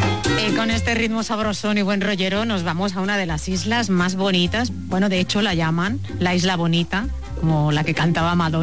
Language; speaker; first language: Spanish; native; Spanish